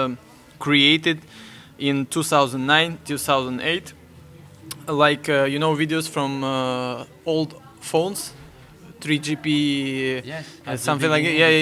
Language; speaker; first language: English; non-native, fluent; Russian